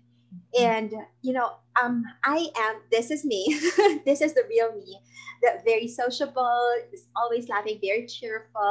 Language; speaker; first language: English; non-native, local second language; Filipino